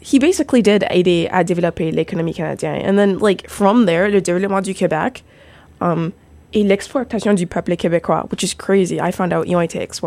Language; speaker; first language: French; non-native, fluent; English